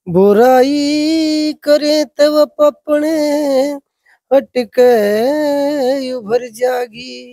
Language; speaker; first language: Hindi; native; Hindi